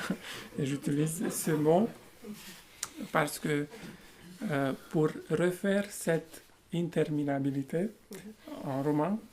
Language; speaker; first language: French; non-native, fluent; Romanian